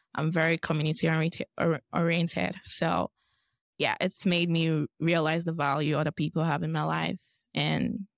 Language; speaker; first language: English; non-native, local second language; Yoruba